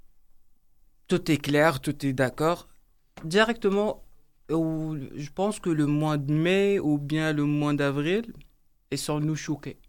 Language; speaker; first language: French; non-native, learner; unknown